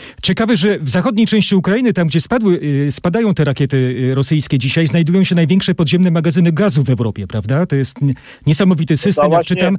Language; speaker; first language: Polish; native; Polish